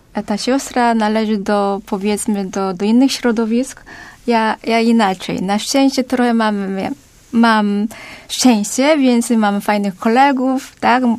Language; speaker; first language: Polish; non-native, fluent; Korean